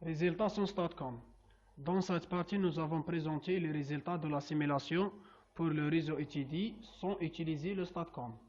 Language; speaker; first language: French; non-native, local second language; Arabic